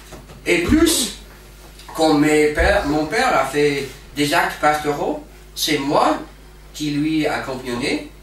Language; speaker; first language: French; non-native, fluent; English